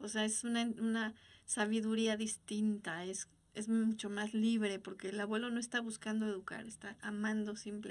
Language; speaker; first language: Spanish; native; Spanish